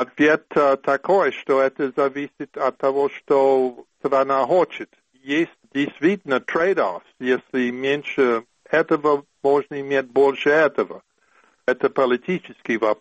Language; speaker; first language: Russian; non-native, fluent; English